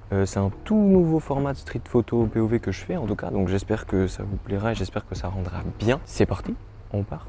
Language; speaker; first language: French; native; French